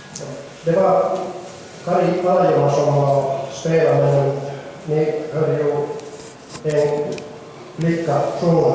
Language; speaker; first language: Swedish; non-native, fluent; Finnish